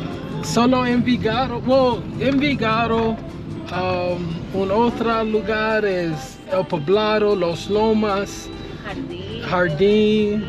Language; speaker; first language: Spanish; non-native, learner; English